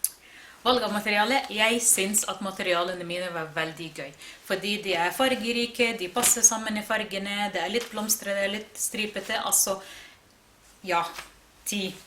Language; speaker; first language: Norwegian; non-native, fluent; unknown